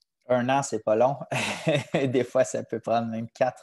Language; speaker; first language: French; native; French